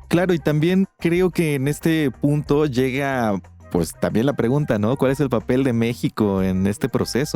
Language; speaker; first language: Spanish; native; Spanish